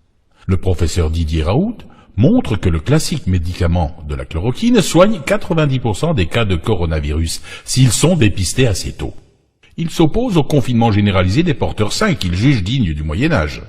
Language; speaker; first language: French; native; French